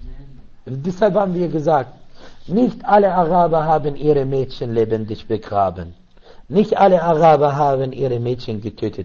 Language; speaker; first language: German; non-native, learner; Arabic